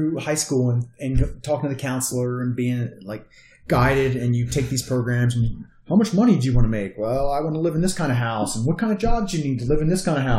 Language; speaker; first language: English; native; English